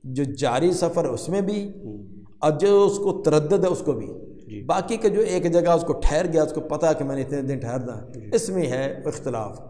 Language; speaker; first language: Urdu; non-native, local second language; Punjabi